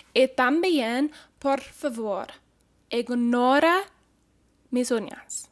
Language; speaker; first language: Spanish; non-native, learner; English